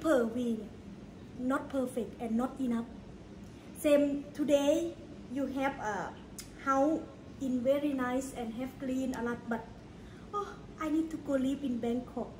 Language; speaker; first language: English; non-native, learner; Thai